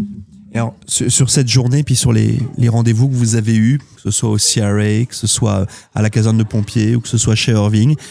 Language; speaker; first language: French; native; French